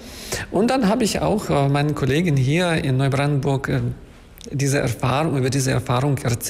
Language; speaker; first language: German; non-native, fluent; Ukrainian